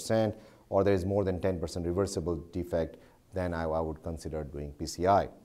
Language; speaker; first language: English; non-native, local second language; Gujarati